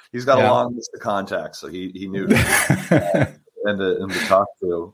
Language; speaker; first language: English; native; English